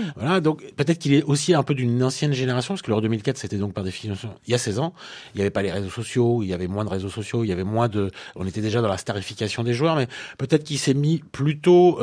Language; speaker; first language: French; native; French